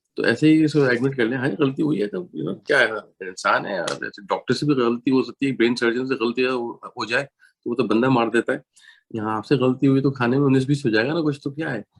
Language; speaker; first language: Urdu; native; Urdu